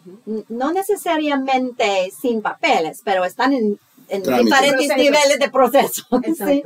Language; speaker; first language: Spanish; non-native, fluent; English